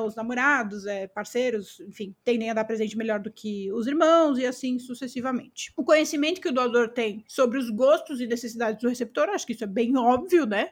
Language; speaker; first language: Portuguese; native; Portuguese